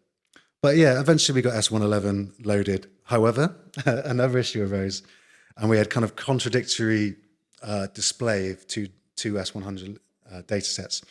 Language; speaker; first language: English; native; English